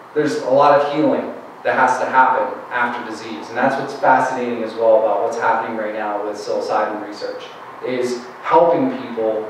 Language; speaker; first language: English; native; English